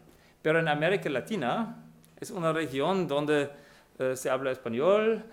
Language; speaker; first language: Spanish; non-native, fluent; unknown